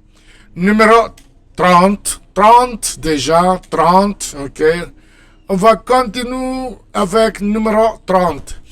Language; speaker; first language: French; non-native, fluent; Spanish